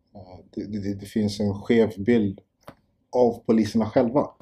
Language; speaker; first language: Swedish; early bilingual, other home language; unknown